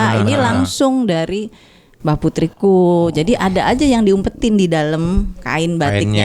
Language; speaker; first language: Indonesian; native; Indonesian